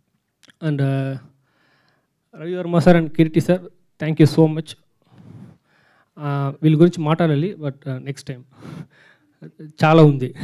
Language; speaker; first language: Telugu; non-native, learner; Tamil